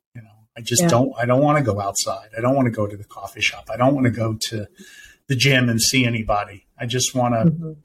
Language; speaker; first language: English; native; English